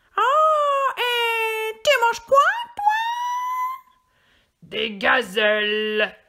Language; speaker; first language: French; native; French